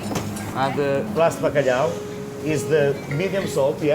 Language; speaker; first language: English; non-native, learner; Portuguese